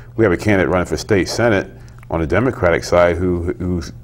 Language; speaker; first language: English; native; English